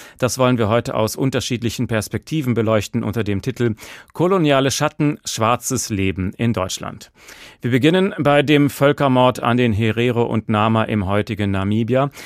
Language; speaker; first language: German; native; German